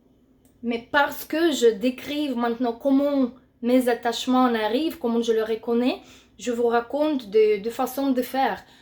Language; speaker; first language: French; non-native, fluent; Russian